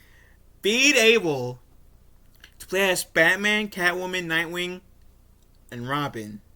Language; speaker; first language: English; native; English